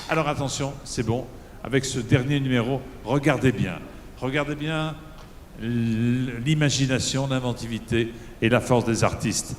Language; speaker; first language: French; native; French